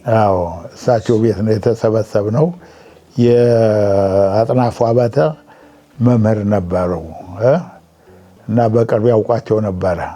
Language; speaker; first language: Amharic; native; Amharic